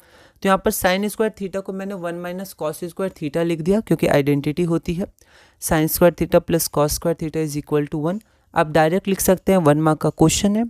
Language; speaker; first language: Hindi; native; Hindi